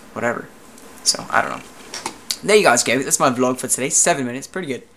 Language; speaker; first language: English; native; English